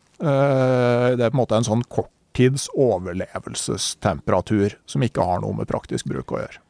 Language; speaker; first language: Norwegian; native; Norwegian